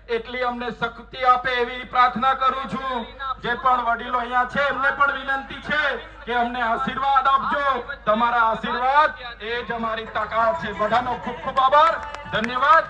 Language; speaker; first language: Gujarati; non-native, local second language; Vasavi